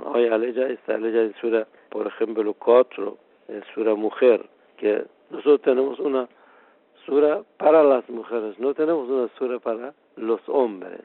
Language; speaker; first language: Spanish; non-native, fluent; Persian